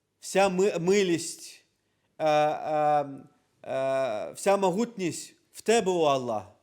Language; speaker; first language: Ukrainian; non-native, local second language; Crimean Tatar